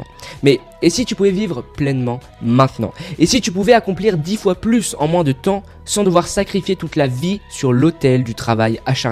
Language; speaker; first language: French; native; French